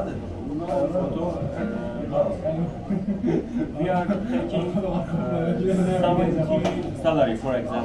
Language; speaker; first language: English; non-native, learner; Turkish